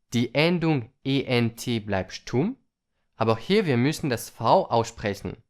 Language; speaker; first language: German; non-native, fluent; French